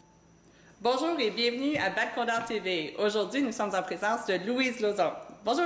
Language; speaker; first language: French; native; French